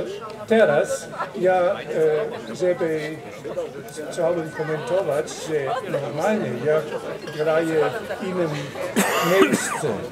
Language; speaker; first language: Polish; non-native, learner; German